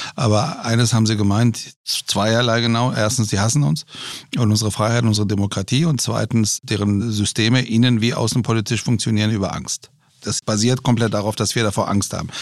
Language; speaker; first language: German; early bilingual, other home language; Persian